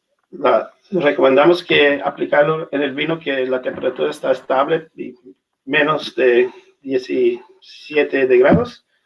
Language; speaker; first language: Spanish; non-native, learner; English